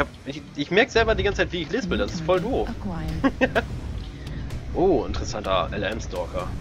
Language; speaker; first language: German; native; German